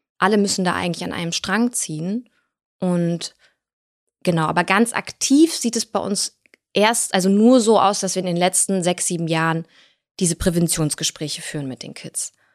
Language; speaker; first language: German; early bilingual, other home language; Russian